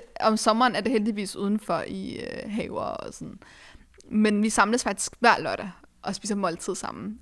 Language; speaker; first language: Danish; early bilingual, other home language; Arabic